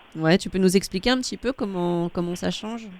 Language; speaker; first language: French; native; French